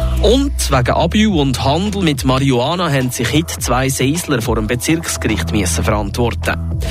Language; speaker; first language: German; native; German